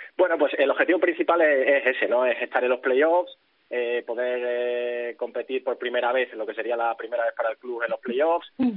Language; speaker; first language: Spanish; native; Spanish